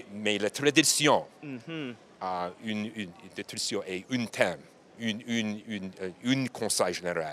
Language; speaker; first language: French; non-native, learner; English